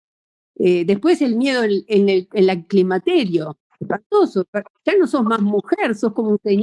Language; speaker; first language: Spanish; native; Spanish